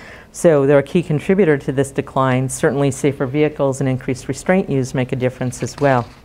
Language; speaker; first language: English; native; English